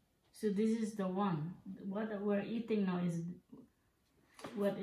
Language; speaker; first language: English; non-native, local second language; Filipino